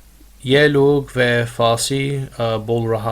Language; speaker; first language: Hindi; non-native, learner; English